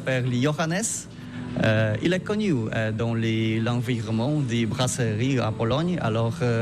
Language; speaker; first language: French; non-native, learner; Polish